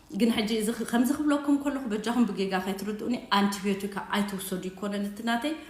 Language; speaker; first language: Tigrinya; native; Tigrinya